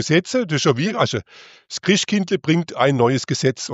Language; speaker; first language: German; native; German